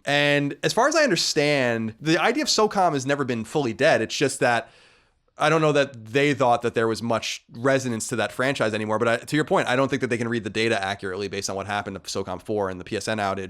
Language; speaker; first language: English; native; English